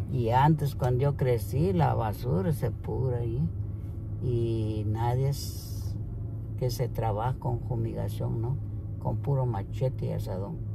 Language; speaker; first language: Spanish; non-native, local second language; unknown